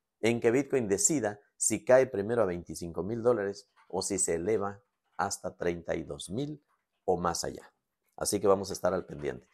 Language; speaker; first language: Spanish; native; Spanish